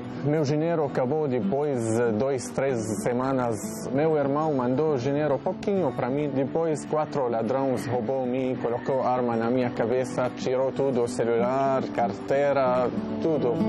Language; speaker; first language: Portuguese; non-native, learner; Arabic